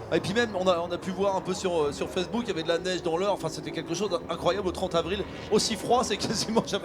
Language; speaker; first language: French; native; French